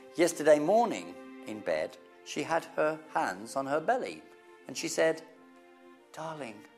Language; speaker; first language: English; native; English